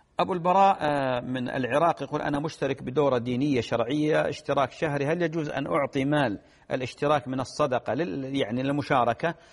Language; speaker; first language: Arabic; native; Arabic